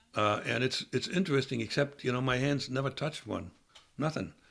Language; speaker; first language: English; non-native, fluent; German